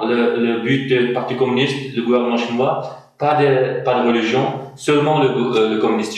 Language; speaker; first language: French; non-native, fluent; Uyghur